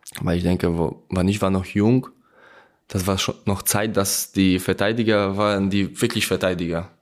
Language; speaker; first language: German; non-native, learner; Polish